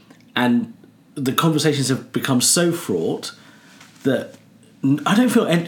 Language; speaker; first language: English; native; English